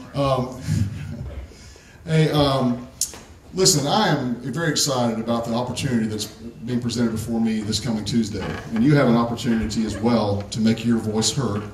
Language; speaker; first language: English; native; English